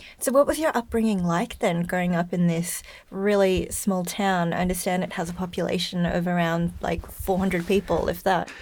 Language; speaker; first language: English; native; English